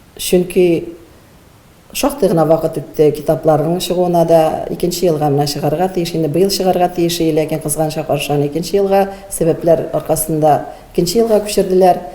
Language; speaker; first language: Tatar; native; Tatar